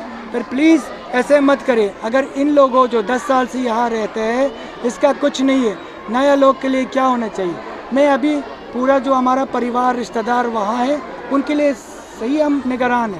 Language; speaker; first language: Hindi; non-native, fluent; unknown